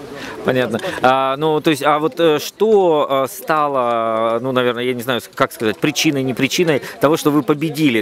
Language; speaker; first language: Russian; native; Russian